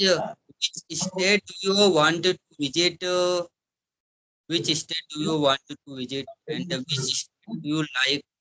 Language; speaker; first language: English; non-native, learner; Hindi